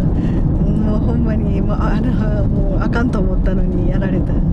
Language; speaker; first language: Japanese; native; Japanese